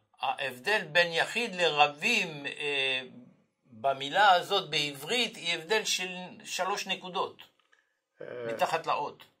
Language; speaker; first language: Hebrew; non-native, fluent; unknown